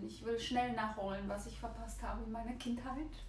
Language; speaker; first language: German; non-native, fluent; Bulgarian